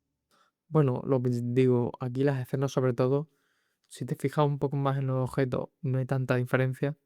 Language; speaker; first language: Spanish; native; Spanish